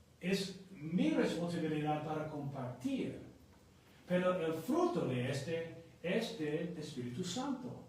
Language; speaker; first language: Spanish; non-native, fluent; English